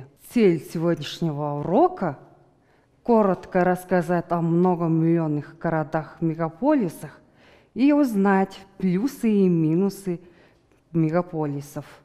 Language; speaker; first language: Russian; non-native, fluent; Mongolian